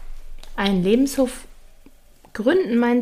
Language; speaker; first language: German; native; German